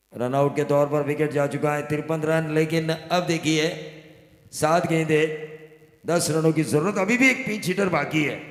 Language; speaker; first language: Hindi; non-native, local second language; Marathi